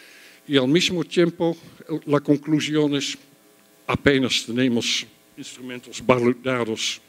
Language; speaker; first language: Spanish; non-native, fluent; Dutch